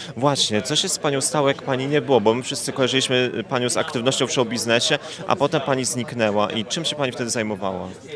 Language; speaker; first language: Polish; native; Polish